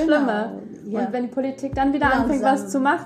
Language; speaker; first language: German; early bilingual, other home language; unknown